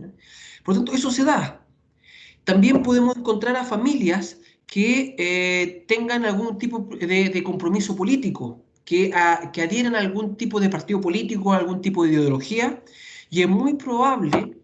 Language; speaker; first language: Spanish; native; Spanish